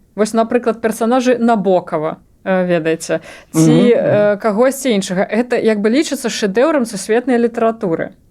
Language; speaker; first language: Belarusian; non-native, local second language; Russian